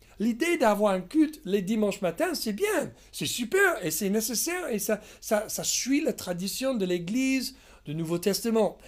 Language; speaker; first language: French; non-native, fluent; English